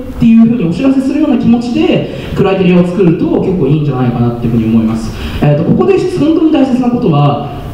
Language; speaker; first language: Japanese; native; Japanese